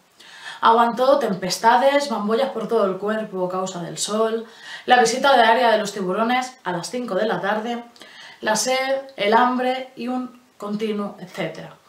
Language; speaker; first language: Spanish; native; Spanish